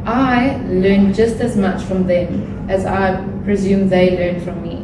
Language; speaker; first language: English; non-native, local second language; Afrikaans